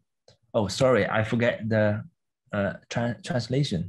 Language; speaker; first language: English; non-native, fluent; Chinese